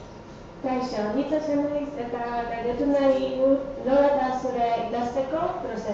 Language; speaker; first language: Basque; non-native, learner; Polish